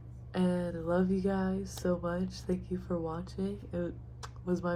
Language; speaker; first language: English; native; English